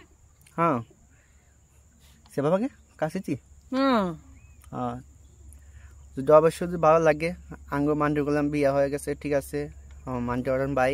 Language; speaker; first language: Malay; non-native, learner; Bangla